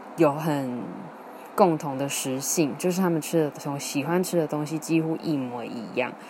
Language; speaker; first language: Chinese; non-native, local second language; Min Nan Chinese